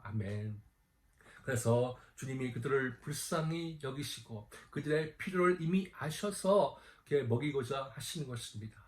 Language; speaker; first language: Korean; native; Korean